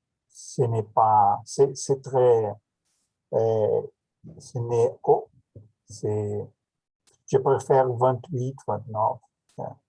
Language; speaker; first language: French; non-native, learner; Portuguese